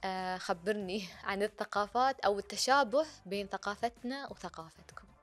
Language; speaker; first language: Arabic; native; Arabic